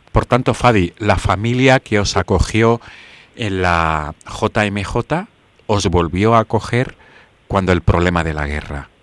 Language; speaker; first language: Spanish; native; Spanish